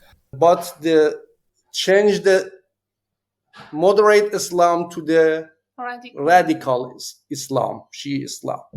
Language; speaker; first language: English; non-native, learner; Persian